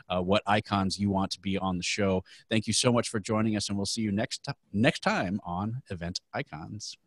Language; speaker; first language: English; native; English